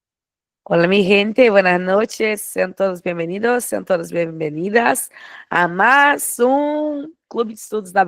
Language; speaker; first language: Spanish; non-native, fluent; Portuguese